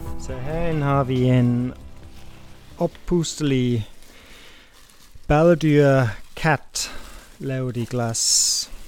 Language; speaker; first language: Danish; non-native, fluent; English